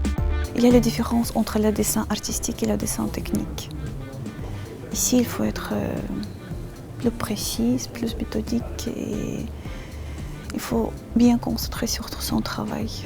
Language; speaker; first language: French; non-native, fluent; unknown